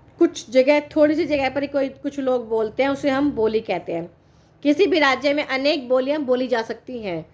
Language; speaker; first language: Hindi; native; Hindi